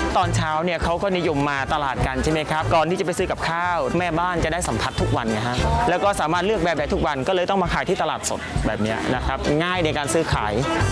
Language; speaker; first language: Thai; non-native, fluent; Khmer